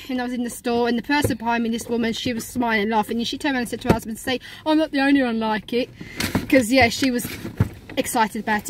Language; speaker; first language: English; native; English